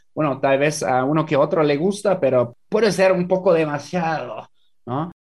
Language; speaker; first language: Spanish; non-native, fluent; German